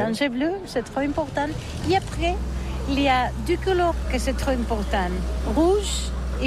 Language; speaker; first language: French; non-native, learner; Catalan